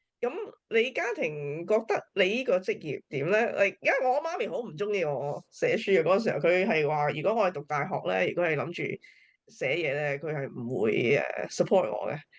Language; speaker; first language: Cantonese; early bilingual, heritage; Cantonese